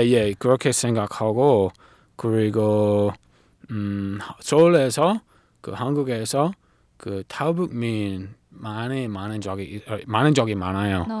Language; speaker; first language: Korean; non-native, learner; English